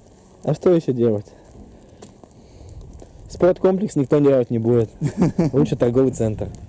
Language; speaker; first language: Russian; native; Russian